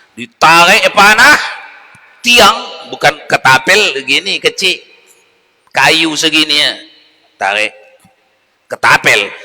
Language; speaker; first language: Malay; native; Malay